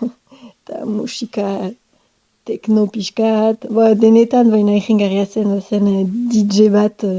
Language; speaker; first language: Basque; non-native, local second language; French